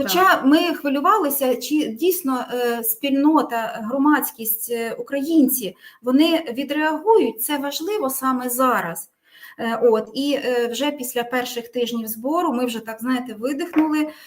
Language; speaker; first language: Ukrainian; native; Ukrainian